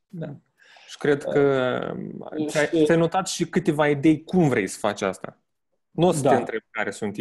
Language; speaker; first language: Romanian; native; Romanian